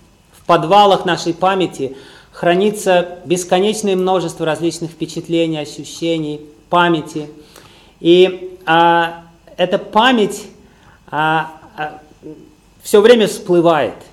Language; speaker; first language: Russian; native; Russian